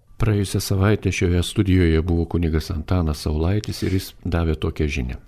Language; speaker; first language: Lithuanian; native; Lithuanian